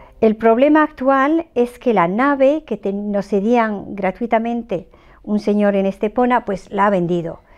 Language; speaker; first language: Spanish; native; Spanish